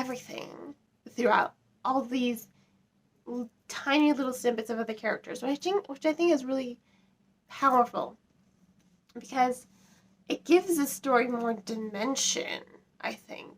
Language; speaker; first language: English; native; English